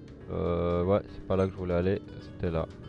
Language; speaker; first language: French; native; French